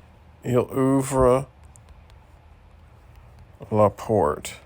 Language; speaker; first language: French; non-native, learner; English